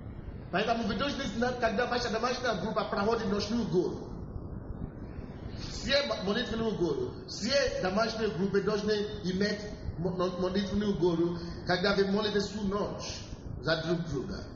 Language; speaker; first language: Russian; non-native, fluent; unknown